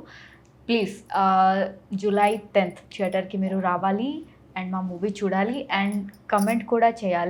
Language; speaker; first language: Telugu; non-native, fluent; Odia